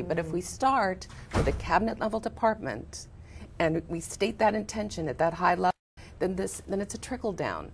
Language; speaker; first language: English; native; English